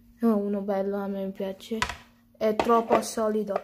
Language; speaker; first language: Italian; early bilingual, other home language; Romanian